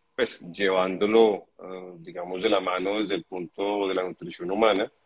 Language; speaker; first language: Spanish; native; Spanish